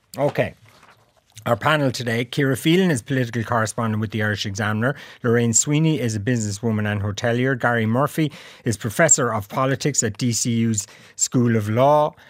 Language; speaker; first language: English; native; English